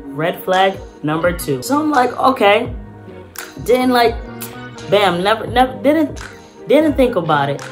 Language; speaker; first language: English; native; English